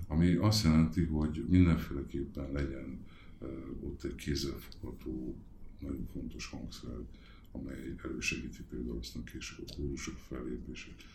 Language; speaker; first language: Hungarian; native; Hungarian